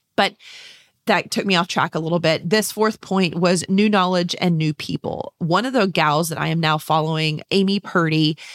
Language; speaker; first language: English; native; English